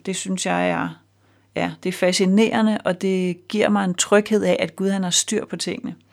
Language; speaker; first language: Danish; native; Danish